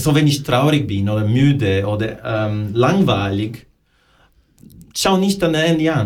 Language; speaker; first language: German; non-native, fluent; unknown